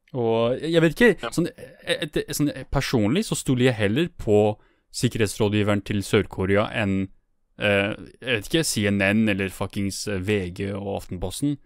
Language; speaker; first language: Norwegian; native; Norwegian